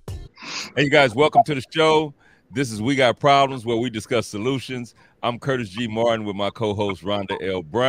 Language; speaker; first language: English; native; English